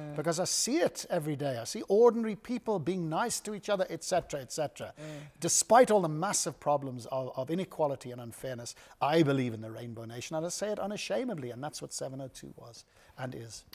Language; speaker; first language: English; native; English